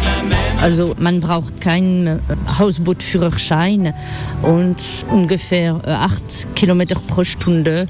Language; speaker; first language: German; non-native, fluent; French